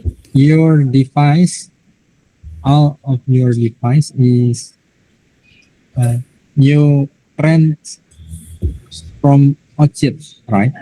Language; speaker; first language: English; non-native, learner; Indonesian